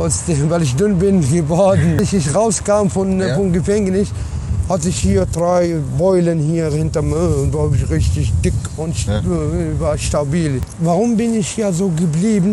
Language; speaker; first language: German; non-native, learner; Arabic